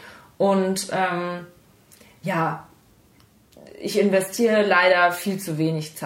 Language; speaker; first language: German; native; German